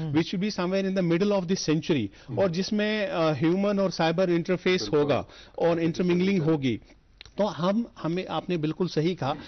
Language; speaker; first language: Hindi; non-native, local second language; Kashmiri